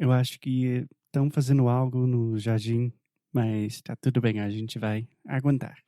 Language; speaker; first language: Portuguese; non-native, fluent; English